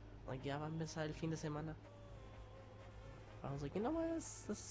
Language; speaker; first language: English; early bilingual, other home language; Spanish